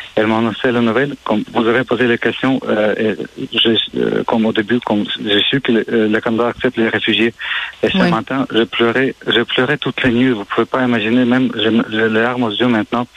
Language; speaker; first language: French; non-native, fluent; Ukrainian